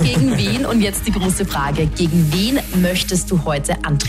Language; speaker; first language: German; native; German